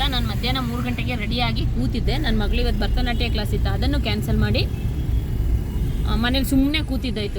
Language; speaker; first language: Kannada; native; Kannada